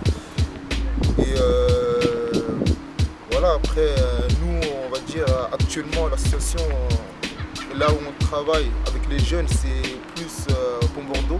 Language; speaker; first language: French; native; French